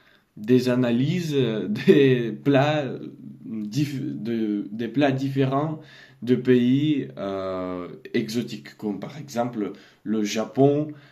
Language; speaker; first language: French; non-native, learner; Russian